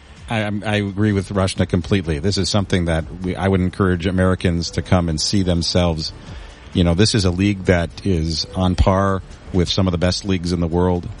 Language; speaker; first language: English; native; English